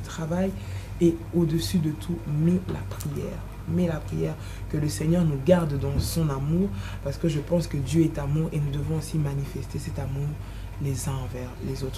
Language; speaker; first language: French; non-native, local second language; Lingala